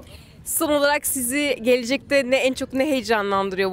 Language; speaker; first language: Turkish; native; Turkish